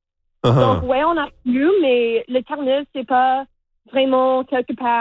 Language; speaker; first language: French; non-native, learner; English